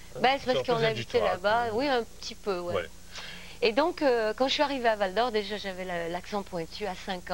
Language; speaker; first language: French; native; French